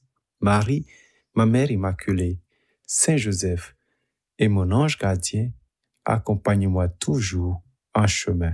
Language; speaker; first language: French; native; French